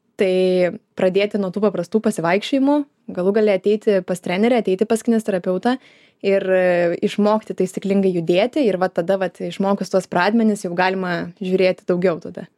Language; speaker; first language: Lithuanian; native; Lithuanian